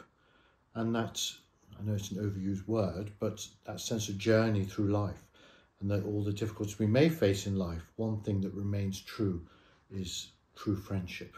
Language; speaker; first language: English; native; English